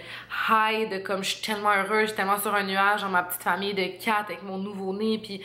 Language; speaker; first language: French; native; French